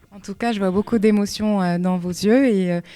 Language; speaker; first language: French; native; French